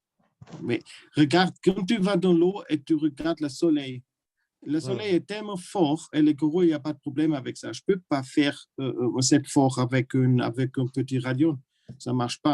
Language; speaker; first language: French; non-native, learner; German